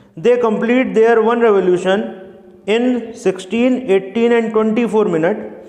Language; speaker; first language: English; non-native, local second language; Hindi